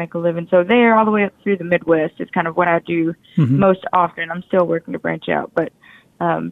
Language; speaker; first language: English; native; English